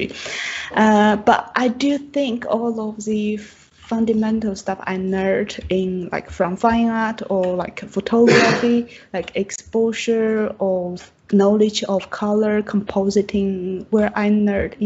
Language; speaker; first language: English; non-native, fluent; Chinese